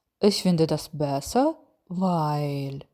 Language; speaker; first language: German; non-native, fluent; Ukrainian